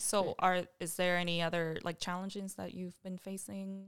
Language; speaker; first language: English; early bilingual, other home language; Vietnamese